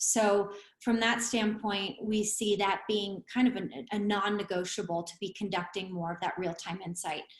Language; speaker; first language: English; native; English